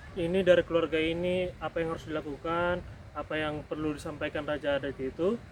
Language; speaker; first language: Indonesian; native; Indonesian